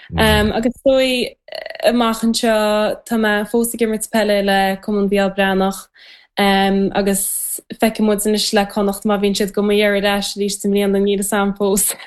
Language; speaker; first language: Irish; native; Irish